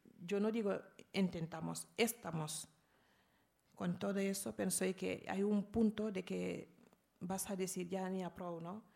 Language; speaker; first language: Spanish; non-native, fluent; Arabic